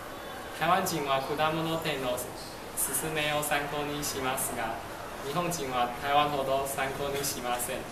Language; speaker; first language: Japanese; non-native, learner; Chinese